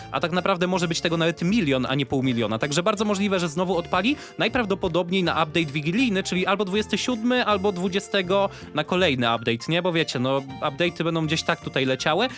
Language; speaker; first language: Polish; native; Polish